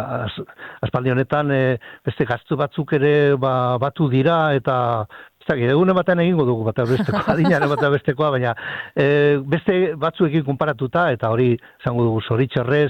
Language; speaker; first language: Basque; native; Basque